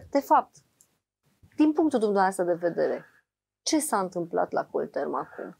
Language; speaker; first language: Romanian; native; Romanian